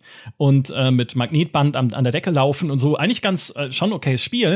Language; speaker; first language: German; native; German